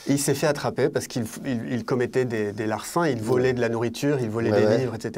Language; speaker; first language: French; native; French